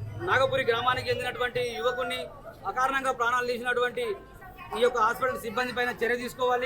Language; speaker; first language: Telugu; native; Telugu